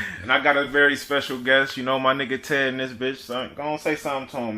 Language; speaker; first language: English; native; English